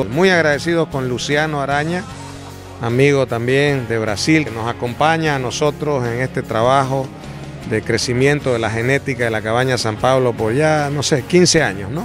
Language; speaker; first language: Spanish; native; Spanish